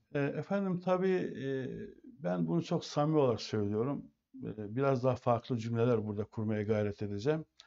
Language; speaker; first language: Turkish; native; Turkish